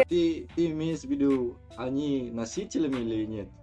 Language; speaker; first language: Russian; non-native, fluent; Indonesian